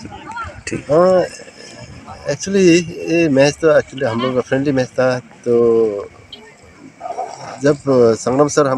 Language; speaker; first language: Hindi; non-native, fluent; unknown